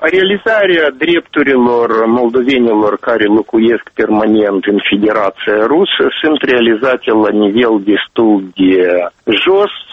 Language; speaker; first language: Romanian; non-native, local second language; Russian